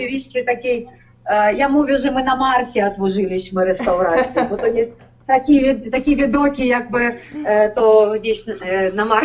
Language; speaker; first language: Polish; non-native, learner; Ukrainian